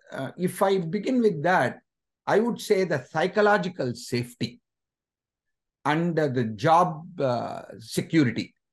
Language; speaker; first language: English; non-native, local second language; Telugu